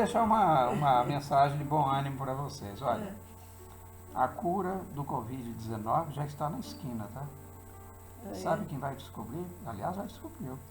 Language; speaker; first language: Portuguese; native; Portuguese